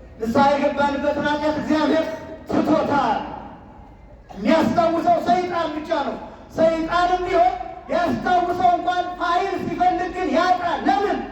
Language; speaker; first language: Amharic; native; Amharic